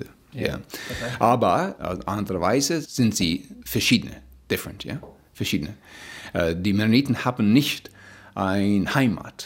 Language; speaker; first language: German; early bilingual, heritage; Plautdietsch